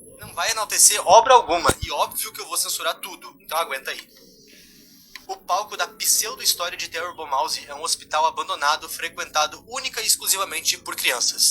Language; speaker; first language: Portuguese; native; Portuguese